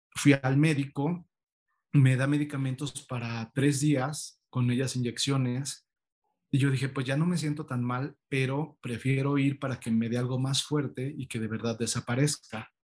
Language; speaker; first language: Spanish; native; Spanish